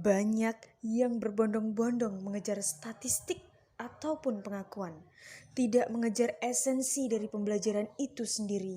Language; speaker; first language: Indonesian; native; Indonesian